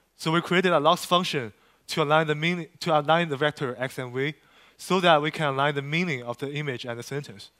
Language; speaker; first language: English; non-native, fluent; Chinese